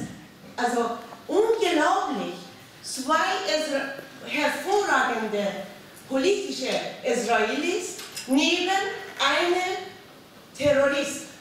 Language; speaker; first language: German; non-native, fluent; Persian